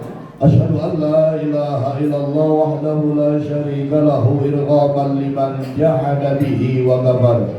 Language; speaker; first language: Indonesian; native; Indonesian